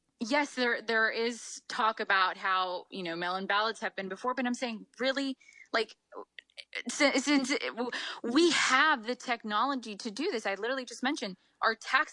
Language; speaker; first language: English; native; English